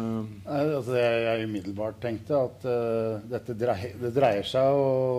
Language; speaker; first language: Norwegian; native; Norwegian